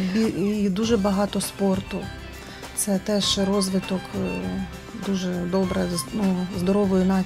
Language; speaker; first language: Ukrainian; non-native, local second language; Russian